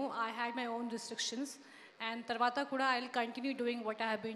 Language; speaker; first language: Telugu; non-native, learner; Hindi